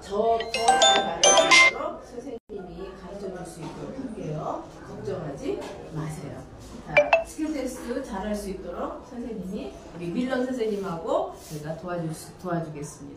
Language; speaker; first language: Korean; non-native, fluent; Nepali